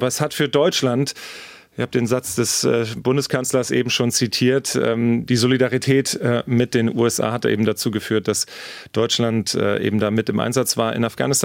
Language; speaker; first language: German; native; German